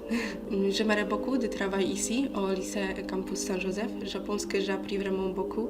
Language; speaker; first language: French; non-native, fluent; Polish